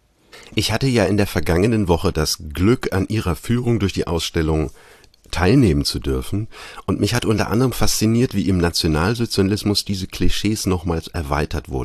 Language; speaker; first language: German; native; German